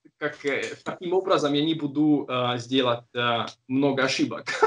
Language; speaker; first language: Russian; non-native, learner; Hungarian